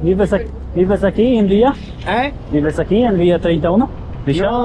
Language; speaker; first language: Spanish; non-native, learner; Polish